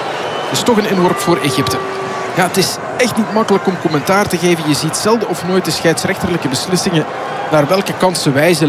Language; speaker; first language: Dutch; native; Dutch